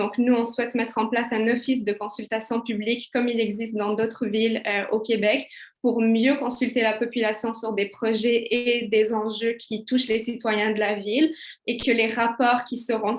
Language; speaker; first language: French; early bilingual, other home language; Kabyle